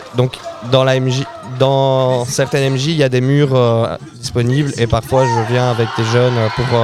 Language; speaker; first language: French; native; French